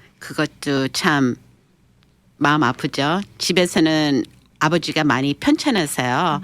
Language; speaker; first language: Korean; early bilingual, heritage; Korean